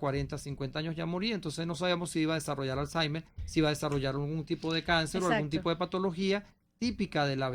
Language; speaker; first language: Spanish; native; Spanish